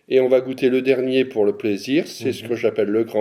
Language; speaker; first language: French; native; French